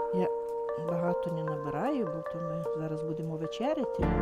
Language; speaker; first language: Ukrainian; native; Ukrainian